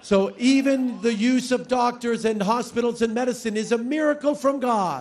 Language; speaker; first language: English; native; English